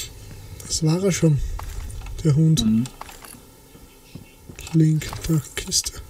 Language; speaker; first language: German; native; German